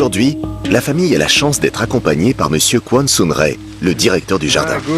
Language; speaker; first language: French; native; French